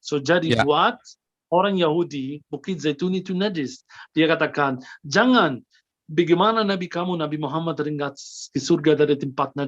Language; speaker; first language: Indonesian; non-native, fluent; Arabic